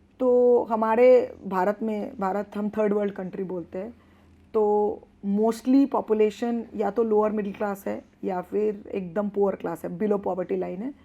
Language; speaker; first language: Hindi; non-native, local second language; Bangla